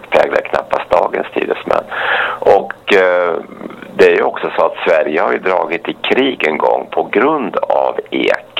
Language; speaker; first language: Swedish; native; Swedish